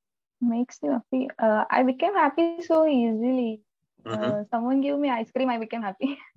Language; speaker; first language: English; non-native, local second language; Marathi